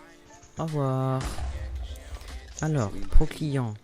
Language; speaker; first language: French; native; French